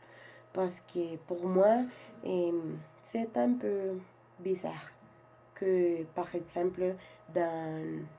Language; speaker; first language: French; non-native, learner; Spanish